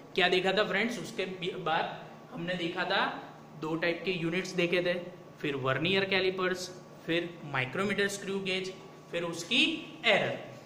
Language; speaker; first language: Hindi; non-native, local second language; Gujarati